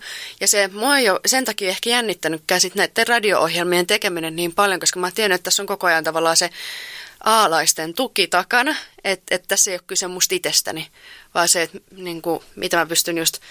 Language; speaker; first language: Finnish; native; Finnish